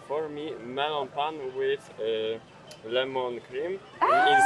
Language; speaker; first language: English; non-native, learner; Polish